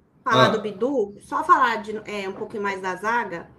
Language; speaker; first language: Portuguese; native; Portuguese